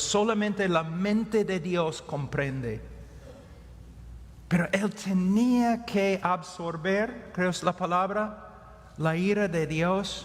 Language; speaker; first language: Spanish; non-native, fluent; English